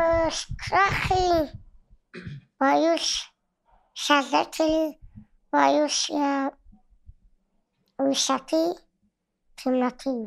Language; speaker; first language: Russian; non-native, local second language; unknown